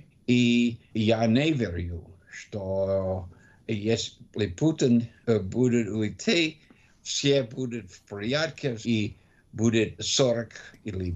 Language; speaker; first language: Russian; non-native, learner; English